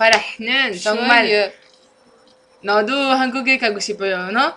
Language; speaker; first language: Korean; non-native, learner; Arabic